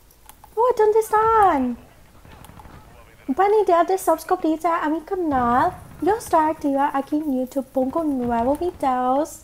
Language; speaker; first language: Spanish; non-native, learner; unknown